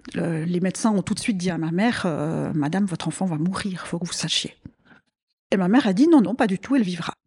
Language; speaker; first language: French; native; French